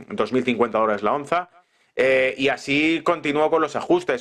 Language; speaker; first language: Spanish; native; Spanish